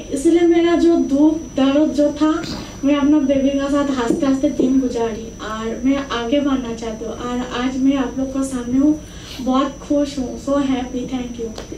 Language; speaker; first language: Hindi; non-native, local second language; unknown